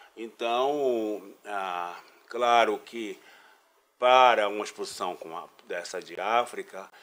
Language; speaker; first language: Portuguese; native; Portuguese